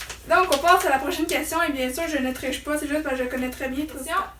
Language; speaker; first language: French; native; French